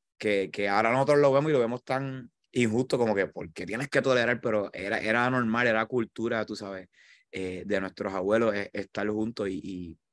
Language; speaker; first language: Spanish; native; Spanish